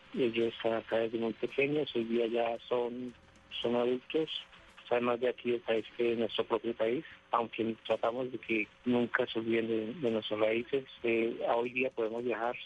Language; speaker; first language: Spanish; native; Spanish